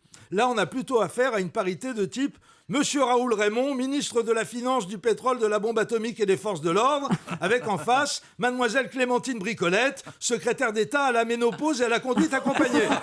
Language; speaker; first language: French; native; French